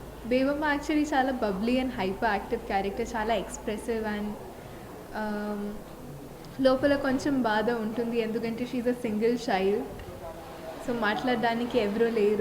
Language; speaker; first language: Telugu; non-native, local second language; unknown